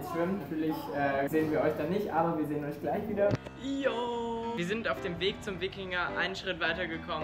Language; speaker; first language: German; native; German